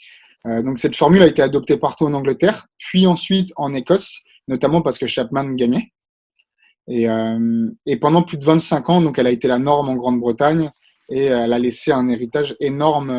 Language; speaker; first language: French; native; French